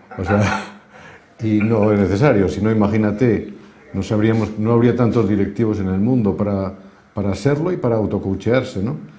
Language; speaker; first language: Spanish; native; Spanish